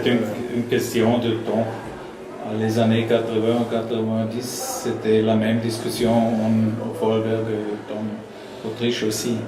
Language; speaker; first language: French; non-native, learner; German